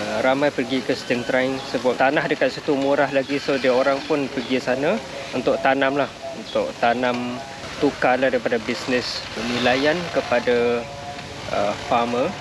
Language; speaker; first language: Malay; non-native, fluent; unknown